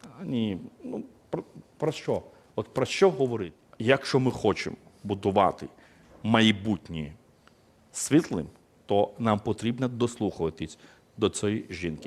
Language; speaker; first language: Ukrainian; non-native, fluent; Georgian